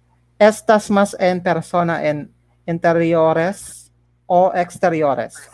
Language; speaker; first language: Spanish; non-native, learner; Filipino